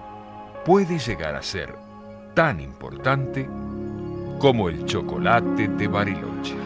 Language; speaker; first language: Spanish; native; Spanish